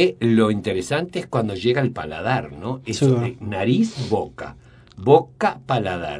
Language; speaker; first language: Spanish; native; Spanish